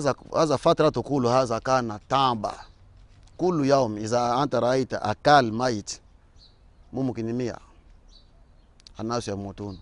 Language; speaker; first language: Arabic; non-native, learner; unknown